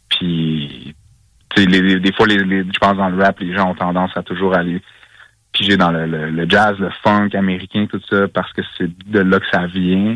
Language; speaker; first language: French; native; French